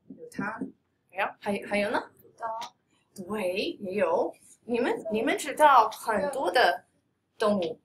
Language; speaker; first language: Chinese; non-native, fluent; English